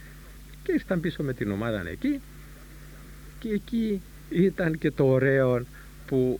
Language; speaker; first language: Greek; native; Greek